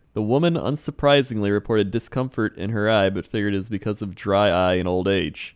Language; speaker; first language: English; native; English